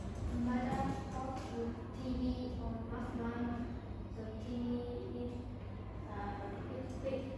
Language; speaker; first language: English; non-native, learner; Vietnamese